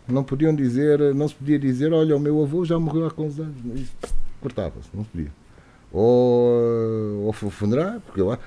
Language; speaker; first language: Portuguese; native; Portuguese